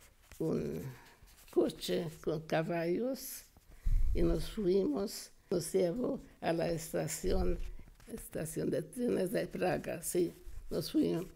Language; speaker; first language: Spanish; non-native, fluent; Hungarian